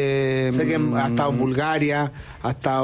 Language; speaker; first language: Spanish; native; Spanish